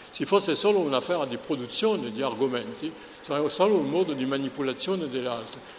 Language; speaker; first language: Italian; non-native, fluent; French